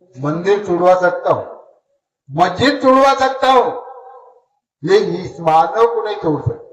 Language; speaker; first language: Hindi; non-native, local second language; Marathi